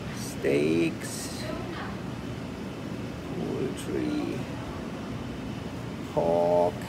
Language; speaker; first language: English; non-native, fluent; German